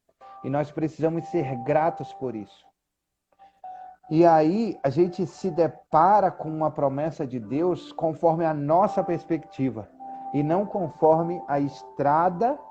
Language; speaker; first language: Portuguese; native; Portuguese